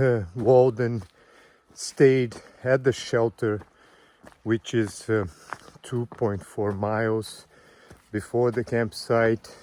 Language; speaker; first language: English; non-native, fluent; Portuguese